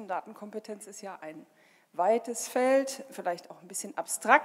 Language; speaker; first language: German; native; German